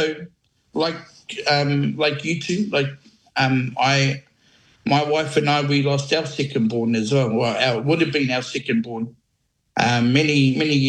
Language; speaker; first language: English; native; English